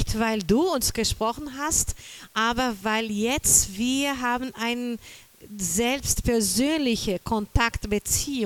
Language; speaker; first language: German; non-native, fluent; Portuguese